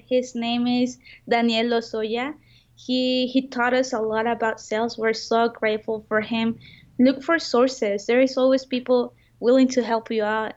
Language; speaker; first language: English; non-native, fluent; Spanish